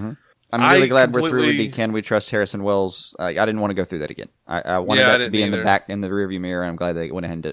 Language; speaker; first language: English; native; English